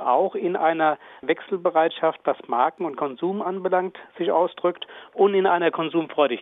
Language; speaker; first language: German; native; German